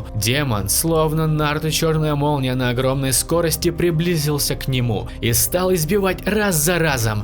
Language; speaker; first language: Russian; native; Russian